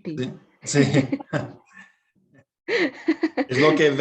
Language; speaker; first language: Spanish; non-native, learner; English